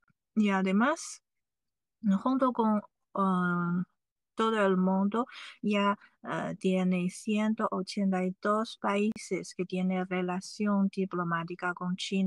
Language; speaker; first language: Spanish; non-native, fluent; Chinese